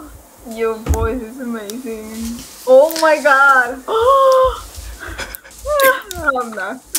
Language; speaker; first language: English; non-native, fluent; Slovak